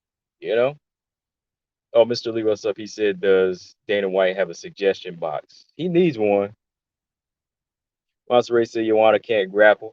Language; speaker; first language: English; native; English